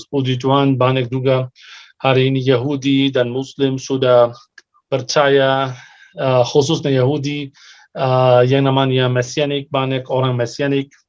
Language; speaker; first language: Indonesian; non-native, fluent; Arabic